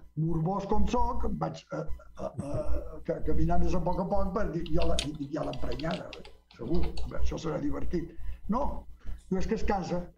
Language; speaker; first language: Catalan; early bilingual, heritage; Catalan